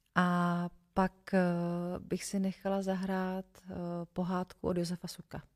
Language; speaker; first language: Czech; native; Czech